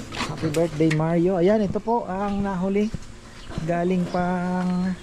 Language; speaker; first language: Filipino; native; Filipino